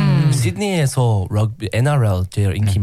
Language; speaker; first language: Korean; non-native, learner; English